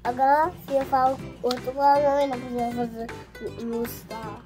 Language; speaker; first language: Portuguese; early bilingual, heritage; English